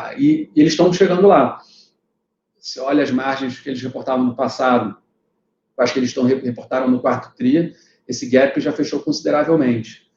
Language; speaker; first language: Portuguese; native; Portuguese